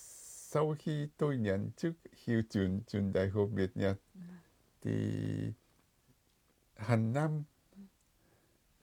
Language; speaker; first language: Vietnamese; non-native, fluent; Japanese